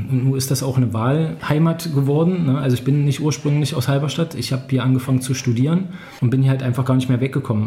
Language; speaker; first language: German; native; German